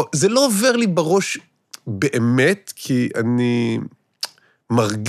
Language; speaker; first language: Hebrew; native; Hebrew